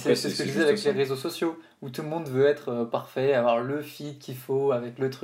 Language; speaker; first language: French; native; French